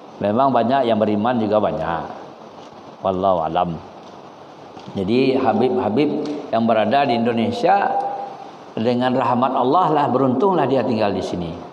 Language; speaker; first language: Malay; non-native, local second language; Minangkabau